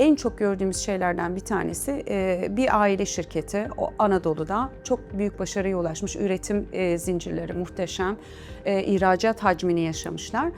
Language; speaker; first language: Turkish; native; Turkish